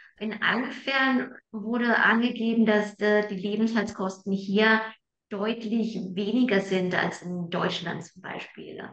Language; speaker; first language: German; non-native, fluent; Spanish